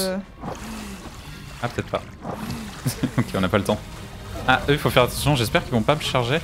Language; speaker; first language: French; native; French